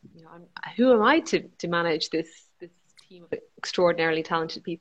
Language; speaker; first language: English; native; English